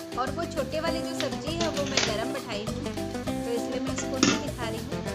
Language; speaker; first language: Hindi; native; Hindi